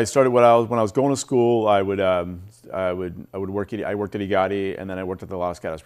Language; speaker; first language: English; native; English